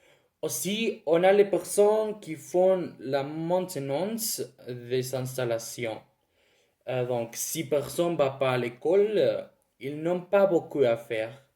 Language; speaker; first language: French; non-native, learner; Spanish